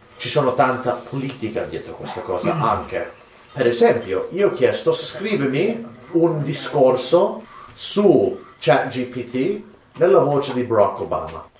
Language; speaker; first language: Italian; non-native, fluent; English